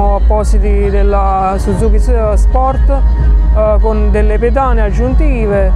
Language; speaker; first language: Italian; native; Italian